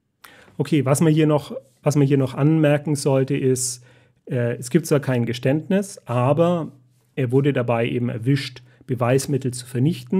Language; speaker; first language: German; native; German